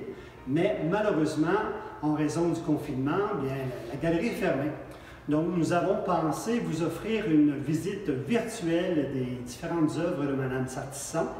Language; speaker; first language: French; native; French